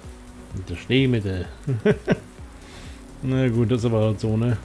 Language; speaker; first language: German; native; German